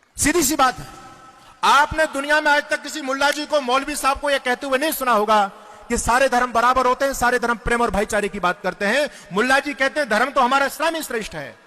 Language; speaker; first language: Hindi; native; Hindi